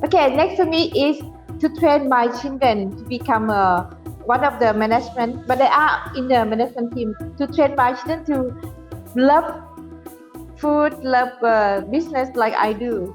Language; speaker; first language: English; non-native, fluent; Thai